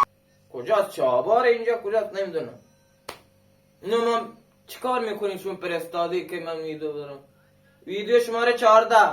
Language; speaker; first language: Persian; non-native, local second language; Baluchi